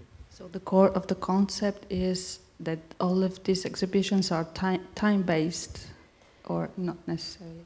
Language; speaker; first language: English; non-native, fluent; Bulgarian